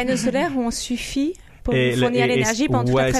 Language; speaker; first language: French; native; French